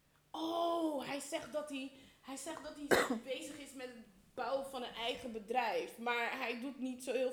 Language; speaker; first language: Dutch; early bilingual, heritage; Dutch